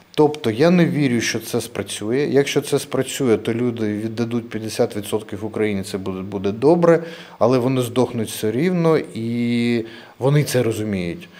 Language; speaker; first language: Ukrainian; non-native, local second language; Russian